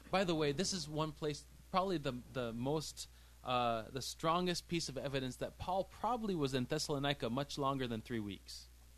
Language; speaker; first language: English; native; English